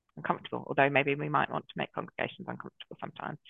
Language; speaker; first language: English; native; English